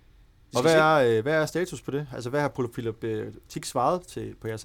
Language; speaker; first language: Danish; native; Danish